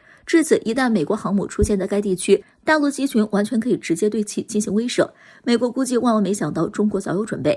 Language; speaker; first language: Chinese; native; Chinese